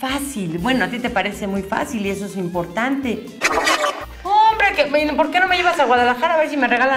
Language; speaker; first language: Spanish; native; Spanish